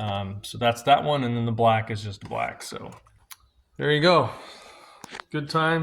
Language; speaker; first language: English; native; English